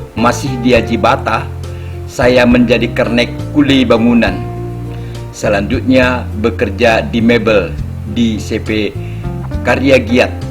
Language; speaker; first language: Indonesian; non-native, local second language; Batak Toba